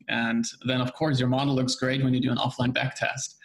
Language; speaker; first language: English; non-native, fluent; German